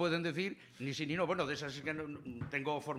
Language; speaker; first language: Spanish; native; Spanish